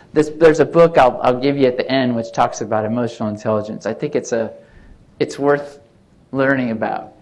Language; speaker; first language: English; native; English